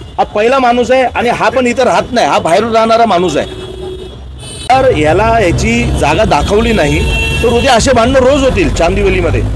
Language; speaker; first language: Marathi; non-native, local second language; Gujarati